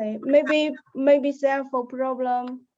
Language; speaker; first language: English; non-native, learner; Chinese